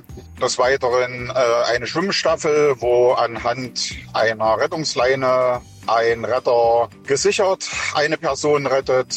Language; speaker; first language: German; native; German